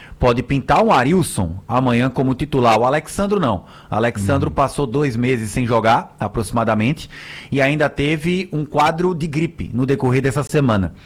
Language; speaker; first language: Portuguese; native; Portuguese